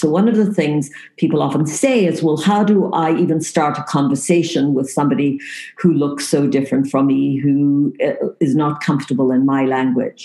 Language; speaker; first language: English; native; English